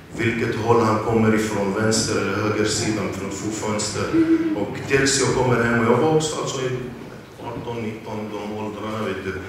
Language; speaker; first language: Swedish; early bilingual, other home language; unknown